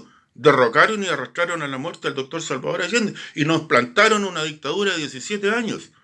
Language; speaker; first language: Spanish; native; Spanish